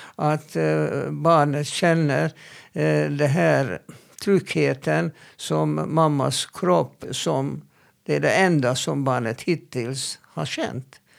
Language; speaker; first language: Swedish; non-native, fluent; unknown